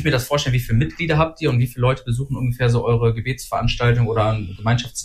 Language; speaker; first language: German; native; German